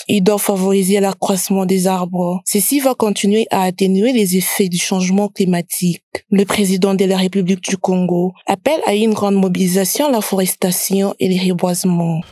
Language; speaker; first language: French; non-native, local second language; Swahili